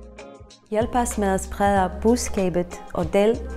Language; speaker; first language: Danish; non-native, learner; Ukrainian